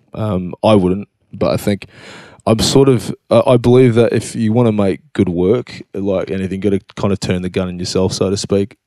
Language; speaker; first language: English; native; English